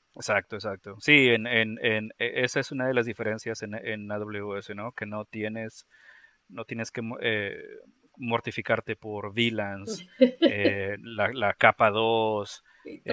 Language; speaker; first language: Spanish; native; Spanish